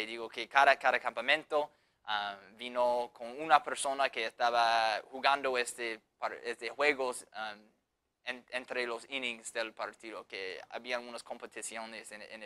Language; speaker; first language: Spanish; non-native, fluent; English